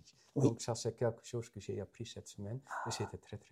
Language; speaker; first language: French; non-native, fluent; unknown